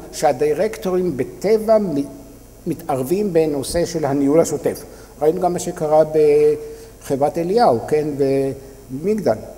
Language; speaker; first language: Hebrew; native; Hebrew